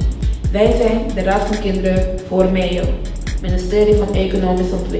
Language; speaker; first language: Dutch; non-native, local second language; Papiamento